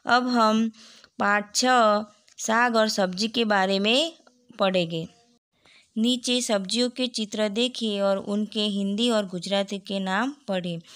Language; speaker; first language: Hindi; non-native, local second language; Gujarati